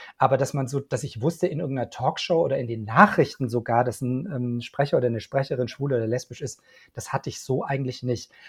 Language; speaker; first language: German; native; German